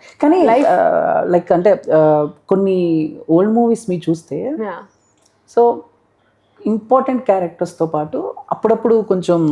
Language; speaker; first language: Telugu; native; Telugu